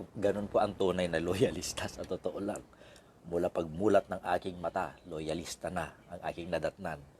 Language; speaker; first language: Filipino; non-native, local second language; Iloko